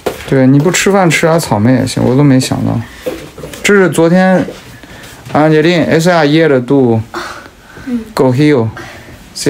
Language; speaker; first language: Chinese; native; Chinese